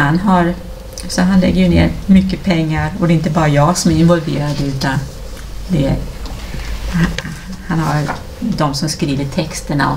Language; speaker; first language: Swedish; native; Swedish